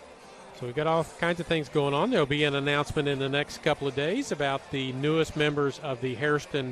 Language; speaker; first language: English; native; English